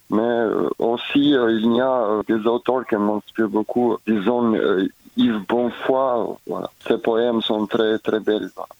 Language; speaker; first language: French; non-native, fluent; Albanian